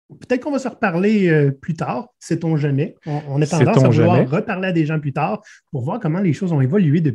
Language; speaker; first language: French; native; French